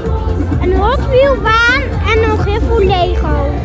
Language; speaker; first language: Dutch; native; Dutch